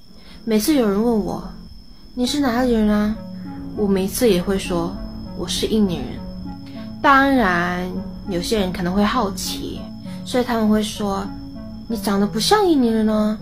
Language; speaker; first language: Chinese; non-native, fluent; Indonesian